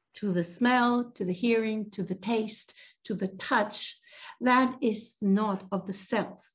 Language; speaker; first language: English; non-native, fluent; Spanish